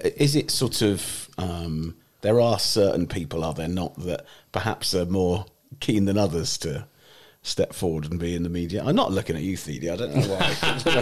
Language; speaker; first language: English; native; English